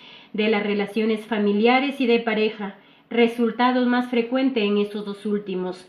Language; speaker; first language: Spanish; native; Spanish